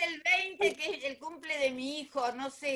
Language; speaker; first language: Spanish; native; Spanish